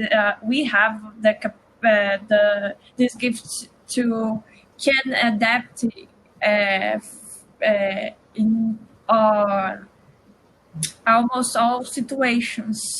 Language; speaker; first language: English; non-native, learner; Portuguese